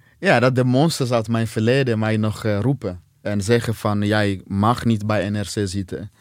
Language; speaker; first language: Dutch; non-native, fluent; Swahili